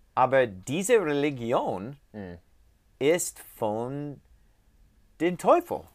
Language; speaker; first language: German; non-native, learner; English